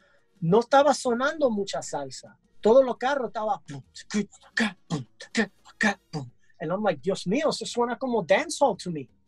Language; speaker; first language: Spanish; early bilingual, heritage; English